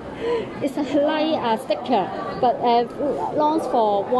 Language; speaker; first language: English; non-native, learner; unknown